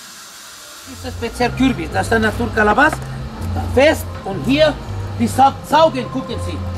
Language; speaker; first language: German; non-native, learner; Spanish